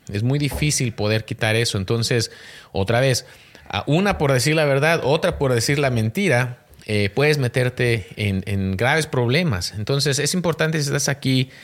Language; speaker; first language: Spanish; native; Spanish